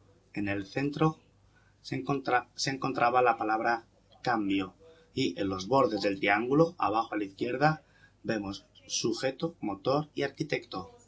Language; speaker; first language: Spanish; non-native, fluent; English